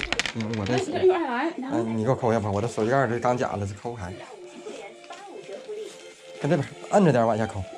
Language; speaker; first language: Chinese; native; Chinese